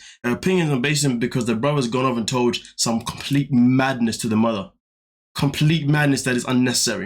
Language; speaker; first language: English; native; English